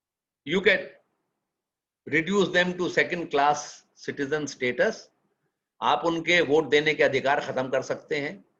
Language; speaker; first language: Hindi; native; Hindi